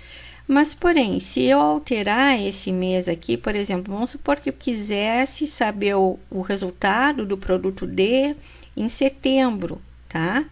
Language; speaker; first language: Portuguese; native; Portuguese